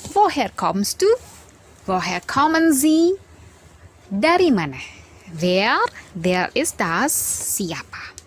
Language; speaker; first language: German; non-native, fluent; Indonesian